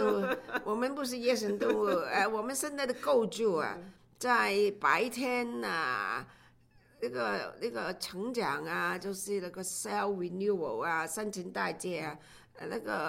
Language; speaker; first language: Chinese; non-native, local second language; Cantonese